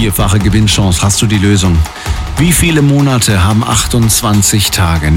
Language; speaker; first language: German; native; German